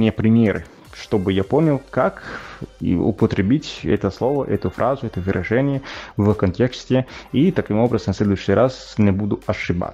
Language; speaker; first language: Russian; non-native, fluent; Italian